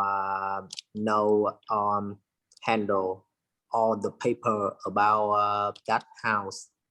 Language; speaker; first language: English; non-native, learner; Vietnamese